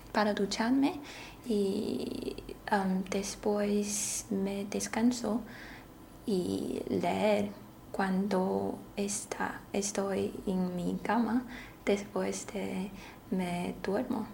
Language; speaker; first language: Spanish; non-native, learner; Chinese